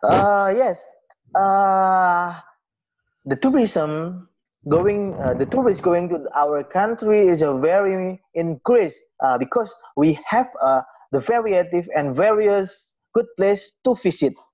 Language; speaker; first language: English; non-native, learner; Indonesian